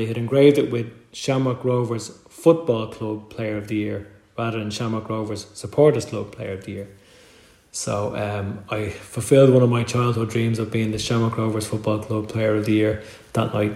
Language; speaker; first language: English; native; English